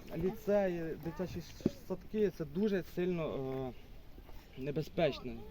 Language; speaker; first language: Ukrainian; native; Ukrainian